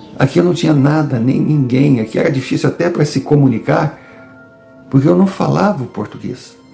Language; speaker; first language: Portuguese; native; Portuguese